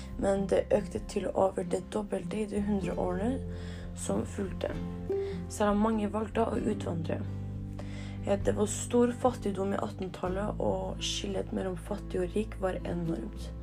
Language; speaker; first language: Norwegian; early bilingual, other home language; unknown